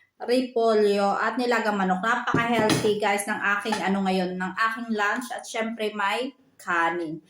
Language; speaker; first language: Filipino; native; Filipino